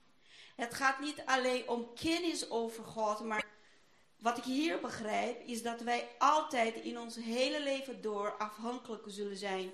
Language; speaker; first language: Dutch; non-native, fluent; Portuguese